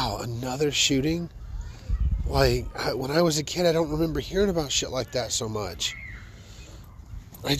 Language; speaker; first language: English; native; English